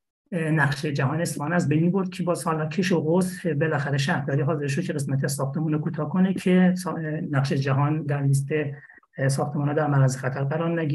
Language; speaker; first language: Persian; native; Persian